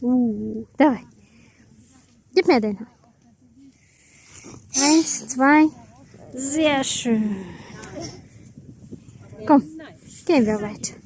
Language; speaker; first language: German; non-native, fluent; Tajik